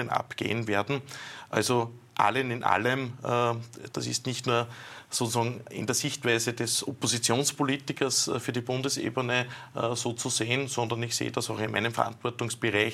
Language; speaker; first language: German; native; German